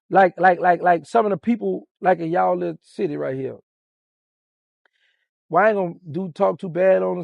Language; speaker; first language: English; native; English